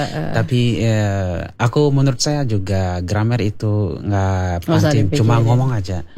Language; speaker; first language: Indonesian; non-native, learner; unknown